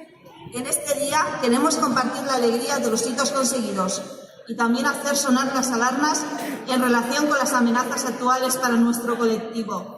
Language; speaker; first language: Spanish; native; Spanish